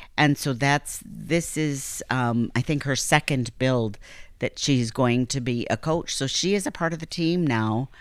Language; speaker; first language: English; native; English